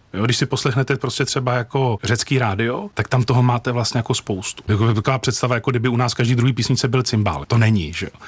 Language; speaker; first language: Czech; native; Czech